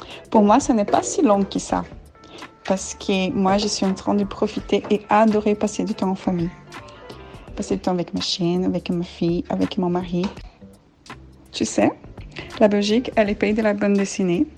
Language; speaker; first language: French; non-native, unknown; Portuguese